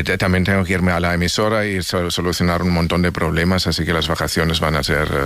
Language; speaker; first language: Spanish; non-native, fluent; German